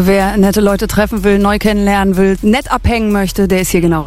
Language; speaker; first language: German; native; German